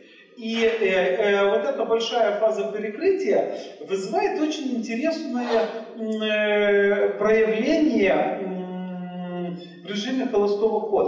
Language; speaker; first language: Russian; native; Russian